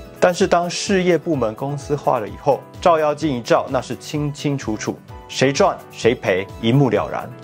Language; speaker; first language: Chinese; native; Chinese